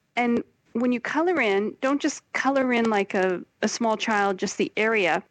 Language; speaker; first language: English; native; English